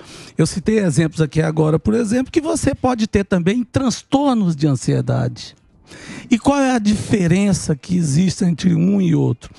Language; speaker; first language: Portuguese; native; Portuguese